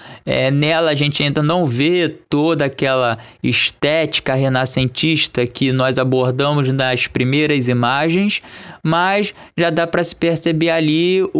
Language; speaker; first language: Portuguese; native; Portuguese